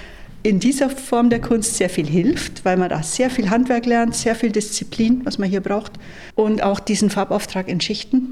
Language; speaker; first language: German; native; German